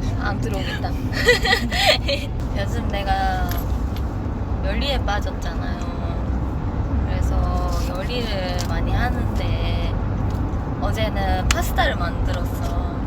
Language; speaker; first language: Korean; non-native, fluent; Japanese